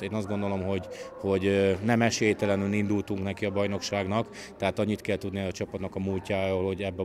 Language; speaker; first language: Hungarian; native; Hungarian